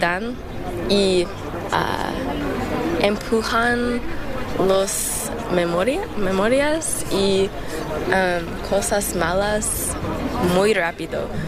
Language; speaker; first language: Spanish; early bilingual, heritage; English